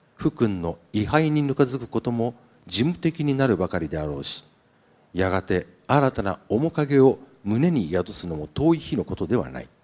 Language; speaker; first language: Japanese; native; Japanese